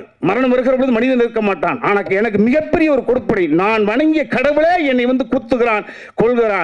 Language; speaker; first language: Tamil; native; Tamil